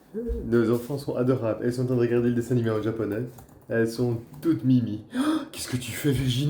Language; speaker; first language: French; native; French